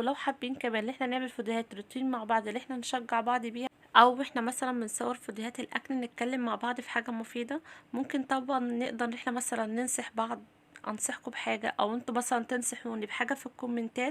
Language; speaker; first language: Arabic; native; Arabic